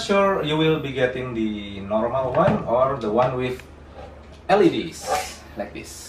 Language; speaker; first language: English; non-native, fluent; Indonesian